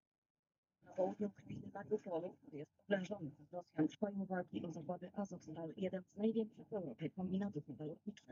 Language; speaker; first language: Polish; native; Polish